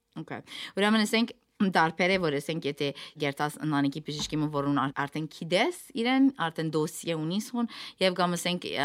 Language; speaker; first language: Armenian; early bilingual, heritage; Armenian